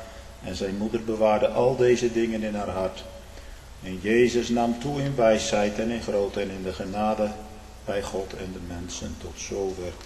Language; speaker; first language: Dutch; native; Dutch